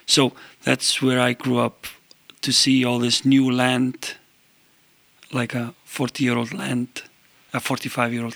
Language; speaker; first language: English; non-native, fluent; Icelandic